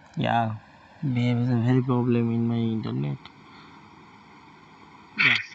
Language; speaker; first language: English; non-native, learner; Bangla